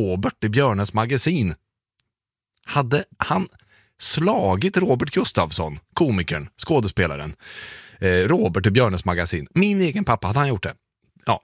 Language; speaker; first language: Swedish; native; Swedish